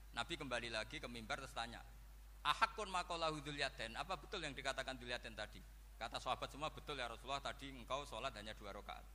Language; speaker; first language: Indonesian; non-native, local second language; Javanese